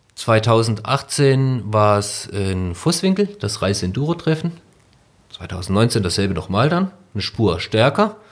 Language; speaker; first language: German; native; German